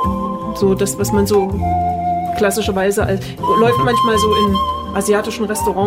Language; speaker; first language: German; native; German